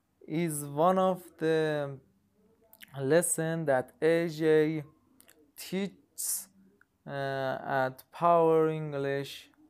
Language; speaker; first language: English; non-native, learner; Persian